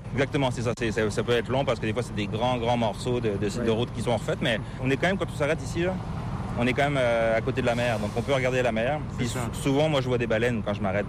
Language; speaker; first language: French; native; French